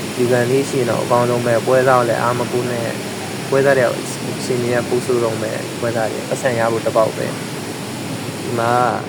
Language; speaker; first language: Burmese; native; Burmese